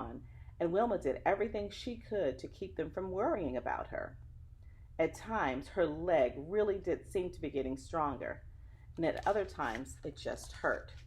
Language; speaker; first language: English; native; English